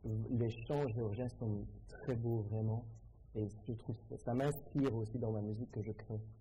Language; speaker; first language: French; native; French